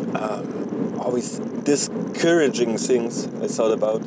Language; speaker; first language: English; non-native, fluent; German